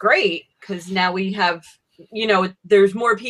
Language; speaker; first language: English; native; English